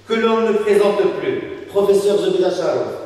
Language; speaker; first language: French; non-native, local second language; Arabic